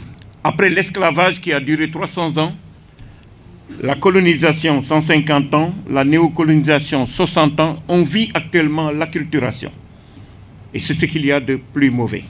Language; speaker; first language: French; non-native, local second language; Wolof